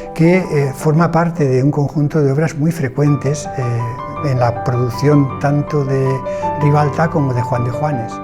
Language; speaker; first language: Spanish; native; Spanish